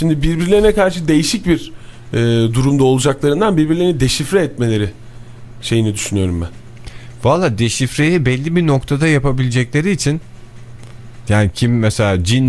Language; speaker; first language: Turkish; native; Turkish